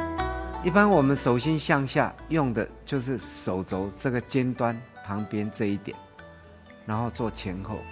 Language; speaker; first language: Chinese; native; Chinese